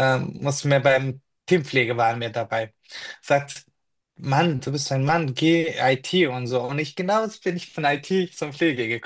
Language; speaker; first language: German; non-native, fluent; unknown